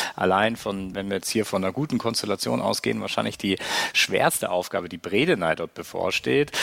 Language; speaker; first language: German; native; German